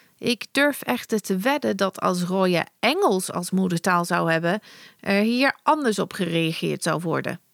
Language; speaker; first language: Dutch; non-native, fluent; English